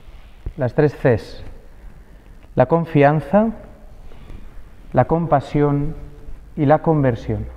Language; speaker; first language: Spanish; native; Spanish